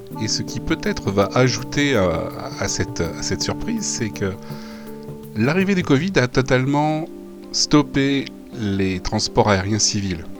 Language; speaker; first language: French; native; French